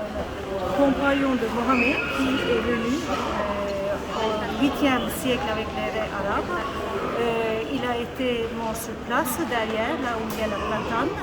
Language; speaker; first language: French; non-native, fluent; Turkish